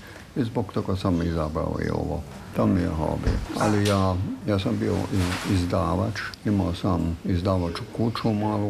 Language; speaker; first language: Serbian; non-native, fluent; German